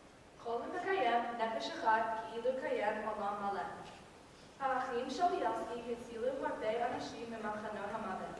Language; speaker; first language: Hebrew; non-native, learner; English